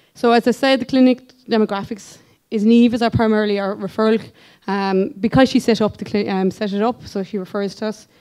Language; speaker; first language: English; native; English